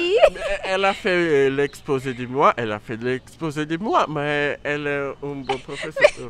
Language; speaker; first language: French; non-native, learner; Portuguese